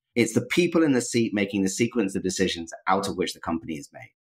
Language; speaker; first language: English; native; English